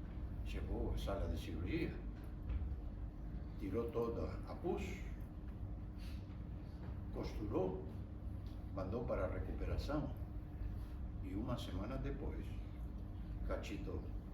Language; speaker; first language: Portuguese; non-native, fluent; Spanish